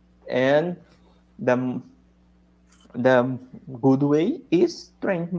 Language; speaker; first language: English; non-native, learner; Portuguese